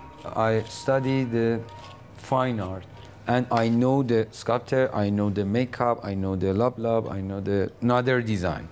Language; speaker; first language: English; non-native, learner; Persian